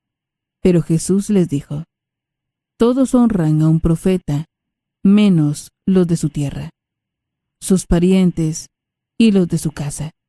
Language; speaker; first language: Spanish; native; Spanish